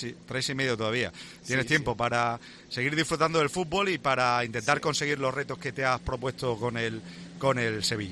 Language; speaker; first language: Spanish; native; Spanish